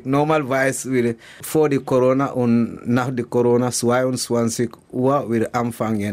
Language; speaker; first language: German; non-native, learner; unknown